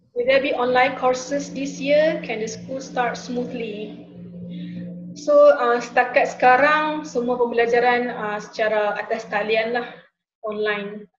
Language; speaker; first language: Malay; native; Malay